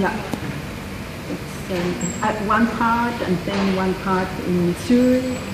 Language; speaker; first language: English; non-native, fluent; French